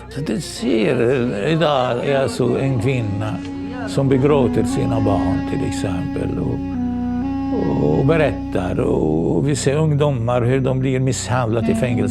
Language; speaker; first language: Swedish; non-native, local second language; Arabic